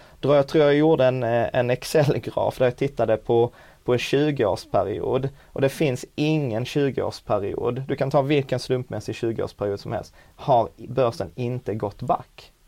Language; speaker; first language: Swedish; early bilingual, other home language; Czech